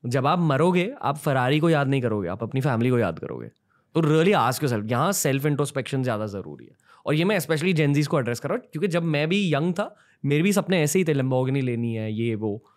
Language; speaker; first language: Hindi; native; Hindi